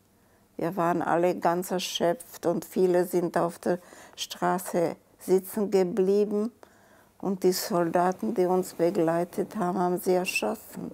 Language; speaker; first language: German; non-native, fluent; Czech